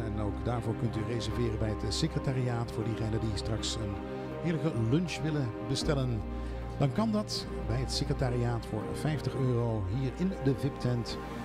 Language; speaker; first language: Dutch; native; Dutch